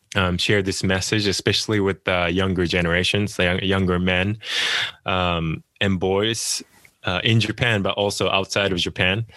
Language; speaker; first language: English; non-native, fluent; Japanese